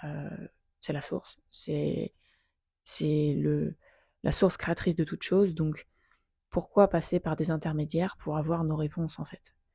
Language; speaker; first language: French; native; French